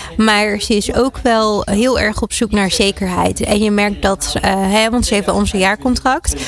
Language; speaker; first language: Dutch; early bilingual, other home language; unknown